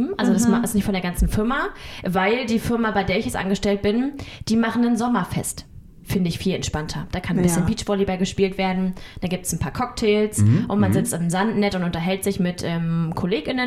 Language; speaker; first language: German; native; German